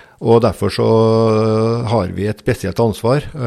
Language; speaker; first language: Norwegian; native; Norwegian